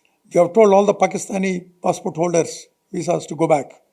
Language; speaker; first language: English; non-native, local second language; Telugu